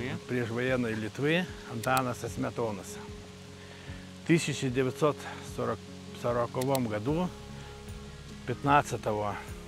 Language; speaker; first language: Russian; non-native, local second language; Lithuanian